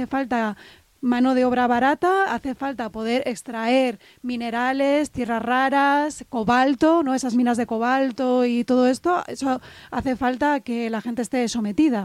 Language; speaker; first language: Spanish; native; Spanish